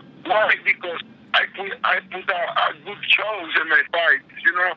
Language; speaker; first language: English; non-native, learner; Spanish